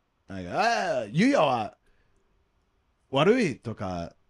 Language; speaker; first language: English; native; English